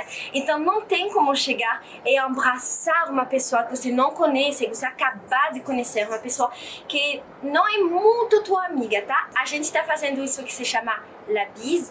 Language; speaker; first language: Portuguese; non-native, fluent; French